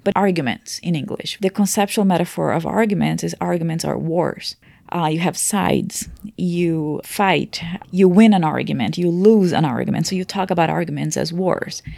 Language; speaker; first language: English; non-native, fluent; Portuguese